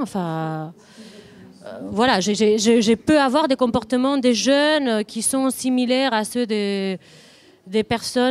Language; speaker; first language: French; non-native, fluent; Spanish